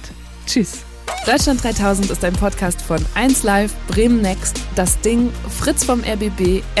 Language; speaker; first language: German; native; German